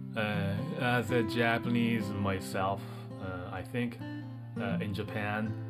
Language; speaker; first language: English; non-native, fluent; Japanese